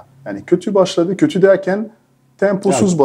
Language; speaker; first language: Turkish; non-native, fluent; French